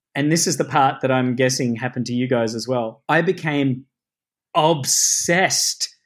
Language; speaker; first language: English; native; English